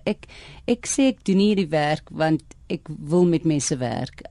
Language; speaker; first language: Afrikaans; non-native, fluent; English